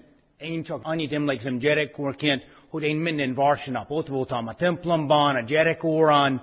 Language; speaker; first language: Hungarian; non-native, fluent; English